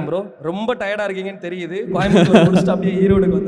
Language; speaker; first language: Tamil; native; Tamil